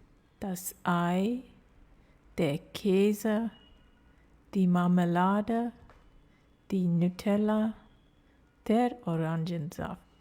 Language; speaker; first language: German; non-native, fluent; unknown